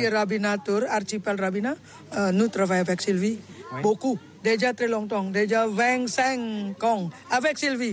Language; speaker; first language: French; non-native, learner; Indonesian